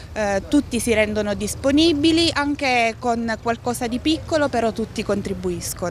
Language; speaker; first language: Italian; native; Italian